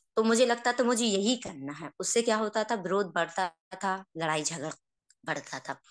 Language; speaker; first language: Hindi; native; Hindi